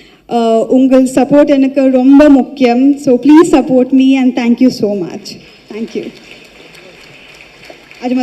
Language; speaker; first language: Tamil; non-native, learner; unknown